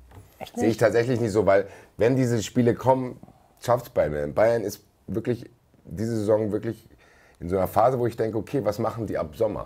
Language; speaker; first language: German; native; German